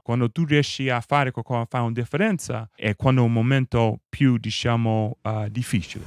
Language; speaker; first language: Italian; non-native, fluent; English